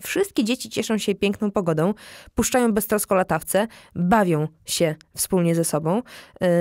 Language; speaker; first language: Polish; native; Polish